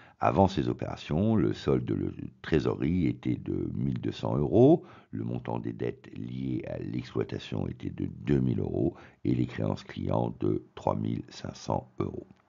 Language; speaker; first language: French; native; French